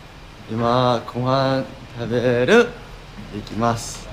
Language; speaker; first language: Japanese; non-native, learner; Korean